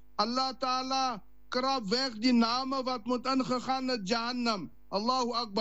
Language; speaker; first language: Dutch; non-native, learner; Afrikaans